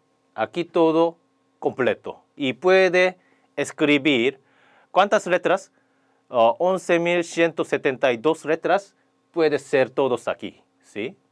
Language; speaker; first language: Spanish; non-native, learner; Korean